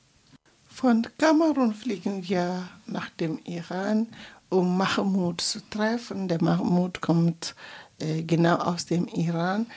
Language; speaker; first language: German; non-native, fluent; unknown